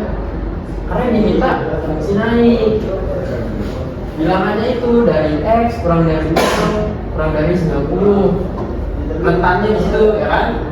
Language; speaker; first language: Indonesian; native; Indonesian